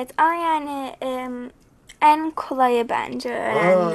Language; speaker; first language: Turkish; early bilingual, other home language; English